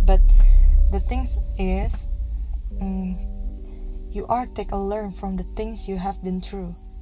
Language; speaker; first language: English; non-native, learner; Indonesian